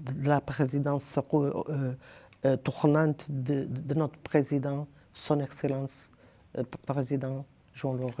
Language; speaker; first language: French; non-native, learner; Portuguese